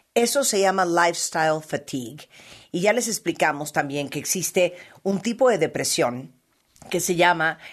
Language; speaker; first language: Spanish; native; Spanish